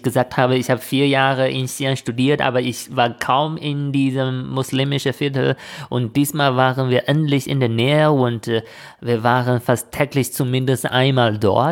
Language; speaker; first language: German; non-native, fluent; Chinese